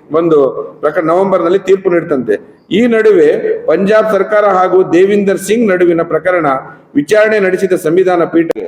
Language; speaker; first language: Kannada; native; Kannada